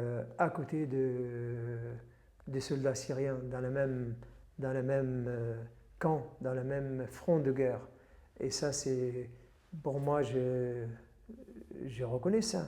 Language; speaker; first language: French; non-native, fluent; Arabic